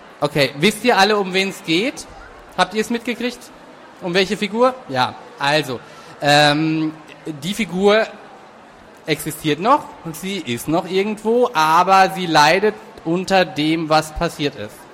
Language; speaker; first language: German; native; German